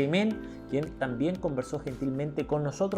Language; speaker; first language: Spanish; native; Spanish